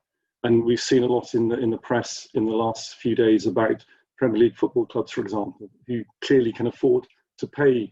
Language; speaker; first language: English; native; English